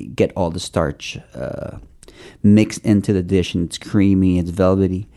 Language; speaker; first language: English; non-native, local second language; Filipino